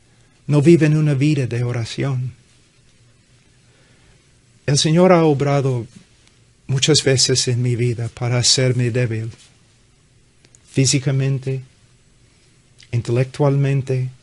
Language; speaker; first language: Spanish; non-native, fluent; English